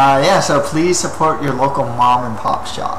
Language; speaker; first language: English; native; English